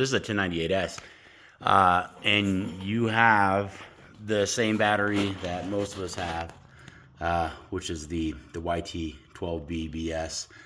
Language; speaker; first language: English; native; English